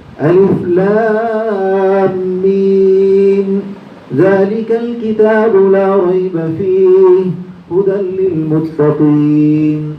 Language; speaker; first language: Urdu; non-native, local second language; Punjabi